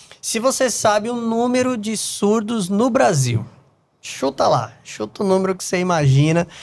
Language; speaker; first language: Portuguese; native; Portuguese